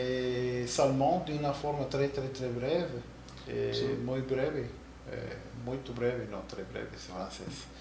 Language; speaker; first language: Portuguese; non-native, learner; Spanish